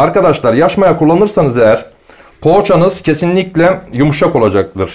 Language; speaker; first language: Turkish; native; Turkish